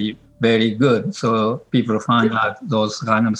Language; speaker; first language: English; non-native, learner; Japanese